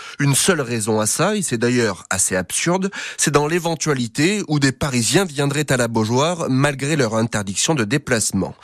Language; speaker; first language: French; native; French